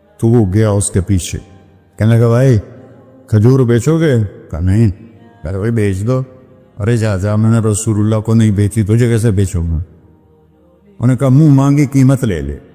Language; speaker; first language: Urdu; non-native, local second language; Punjabi